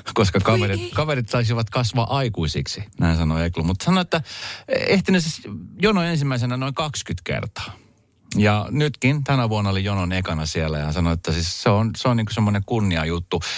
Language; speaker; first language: Finnish; early bilingual, other home language; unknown